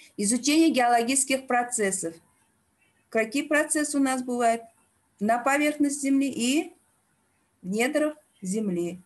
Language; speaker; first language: Russian; non-native, local second language; Uzbek